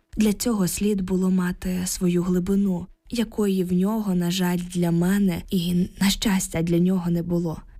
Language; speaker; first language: Ukrainian; native; Ukrainian